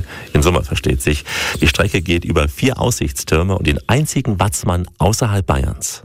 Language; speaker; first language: German; native; German